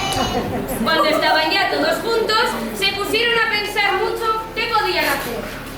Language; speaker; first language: Spanish; native; Spanish